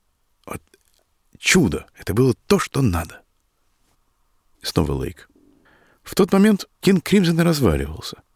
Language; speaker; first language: Russian; native; Russian